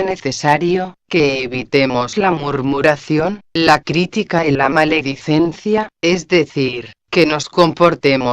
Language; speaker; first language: Spanish; native; Spanish